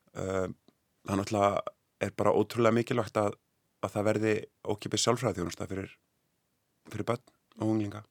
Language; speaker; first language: Icelandic; native; Icelandic